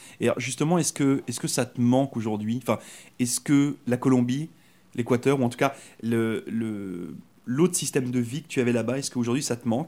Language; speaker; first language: French; native; French